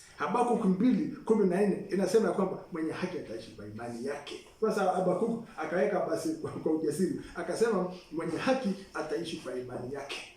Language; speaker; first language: Swahili; non-native, local second language; Masai